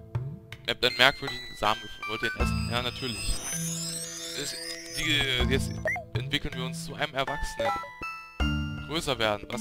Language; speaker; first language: German; native; German